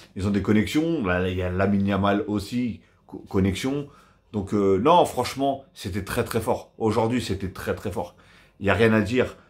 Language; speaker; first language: French; native; French